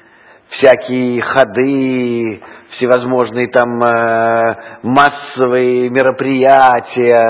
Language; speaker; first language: Russian; native; Russian